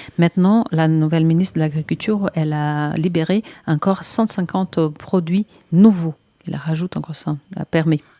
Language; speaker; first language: French; non-native, fluent; Portuguese